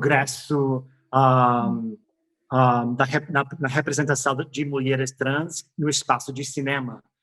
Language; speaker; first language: Portuguese; non-native, fluent; English